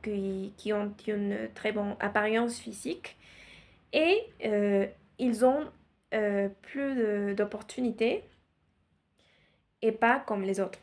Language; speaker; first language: French; non-native, learner; Spanish